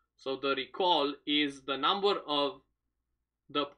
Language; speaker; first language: English; non-native, fluent; Romanian